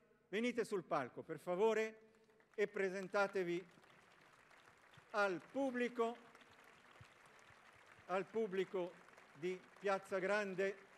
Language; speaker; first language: Italian; native; Italian